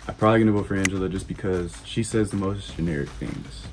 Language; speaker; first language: English; native; English